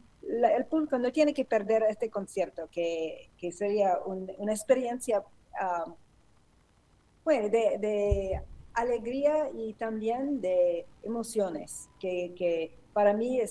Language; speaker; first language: Spanish; non-native, fluent; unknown